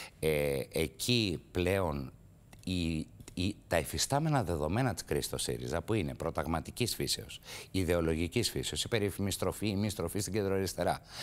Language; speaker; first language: Greek; native; Greek